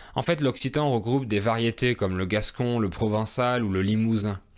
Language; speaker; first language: French; native; French